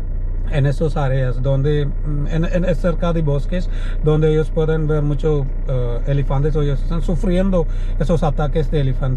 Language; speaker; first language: Spanish; non-native, learner; Malayalam